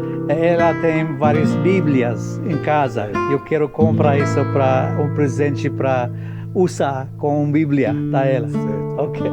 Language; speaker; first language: Portuguese; non-native, learner; English